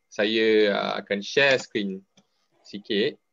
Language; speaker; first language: Malay; native; Malay